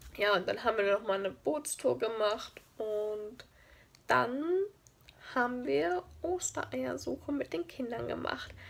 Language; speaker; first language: German; native; German